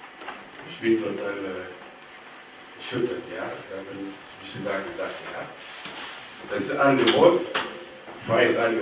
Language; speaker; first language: German; non-native, fluent; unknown